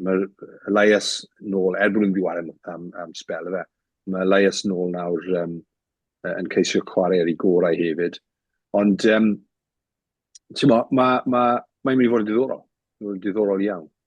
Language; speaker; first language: Welsh; native; Welsh